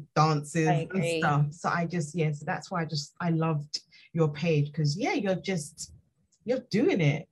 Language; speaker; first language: English; native; English